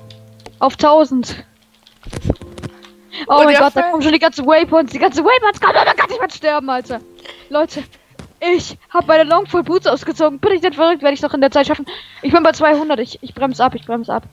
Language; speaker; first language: German; native; German